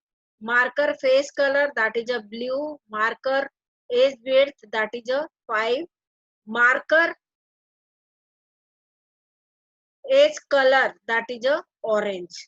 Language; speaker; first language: English; non-native, local second language; Hindi